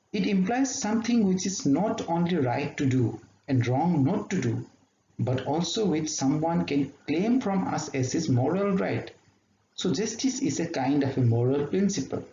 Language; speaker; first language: English; non-native, local second language; Assamese